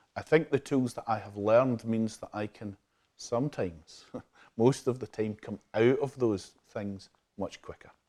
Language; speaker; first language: English; native; English